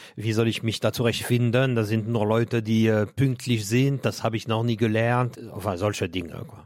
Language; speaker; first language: German; non-native, fluent; French